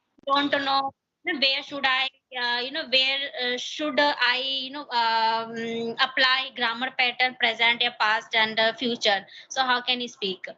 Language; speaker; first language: English; non-native, learner; Hindi